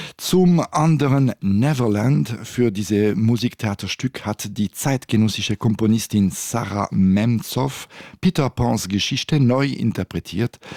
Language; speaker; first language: German; non-native, local second language; French